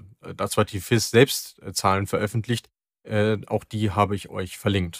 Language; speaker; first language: German; native; German